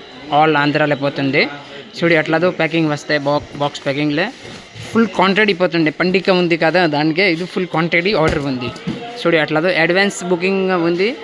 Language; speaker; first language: Telugu; non-native, local second language; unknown